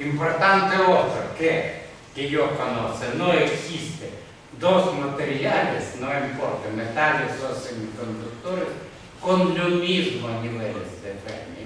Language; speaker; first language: Spanish; non-native, fluent; Russian